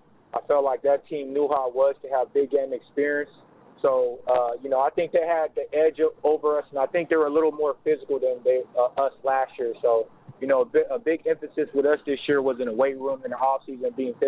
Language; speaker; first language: English; early bilingual, other home language; Lingala